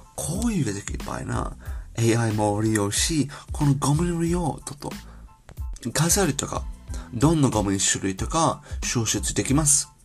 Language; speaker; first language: Japanese; non-native, learner; English